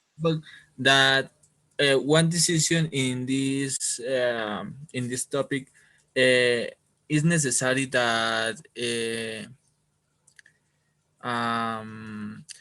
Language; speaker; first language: English; non-native, learner; Spanish